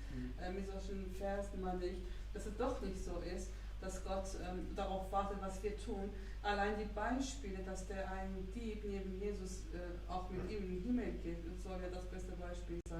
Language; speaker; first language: German; non-native, fluent; Persian